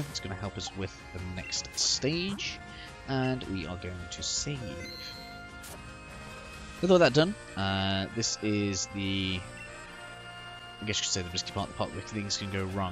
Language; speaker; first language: English; native; English